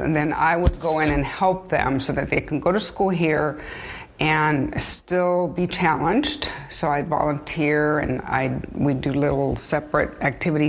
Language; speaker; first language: English; early bilingual, other home language; Spanish